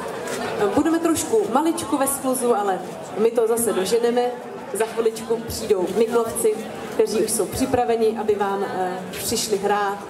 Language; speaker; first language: Czech; native; Czech